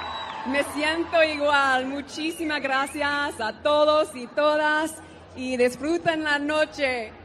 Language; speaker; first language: Spanish; non-native, fluent; English